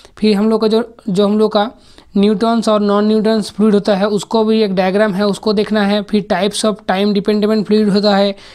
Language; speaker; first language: Hindi; non-native, local second language; Bangla